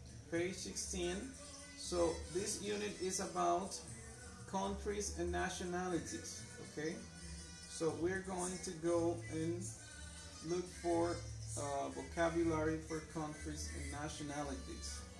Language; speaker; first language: English; non-native, fluent; Spanish